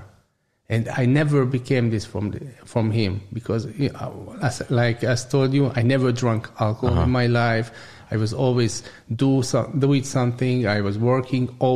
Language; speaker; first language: English; non-native, learner; Hungarian